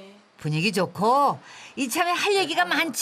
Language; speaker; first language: Korean; native; Korean